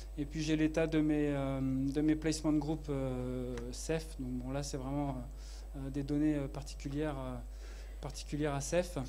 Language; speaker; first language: French; native; French